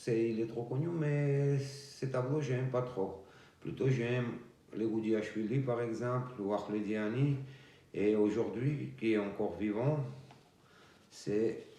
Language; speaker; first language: French; non-native, fluent; Georgian